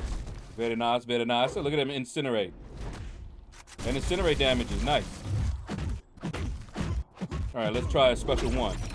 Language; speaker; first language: English; native; English